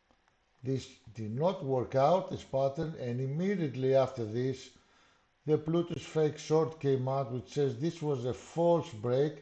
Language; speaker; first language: English; non-native, fluent; Greek